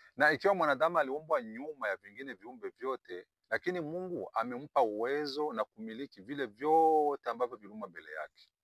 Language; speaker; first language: Swahili; non-native, local second language; Kinyarwanda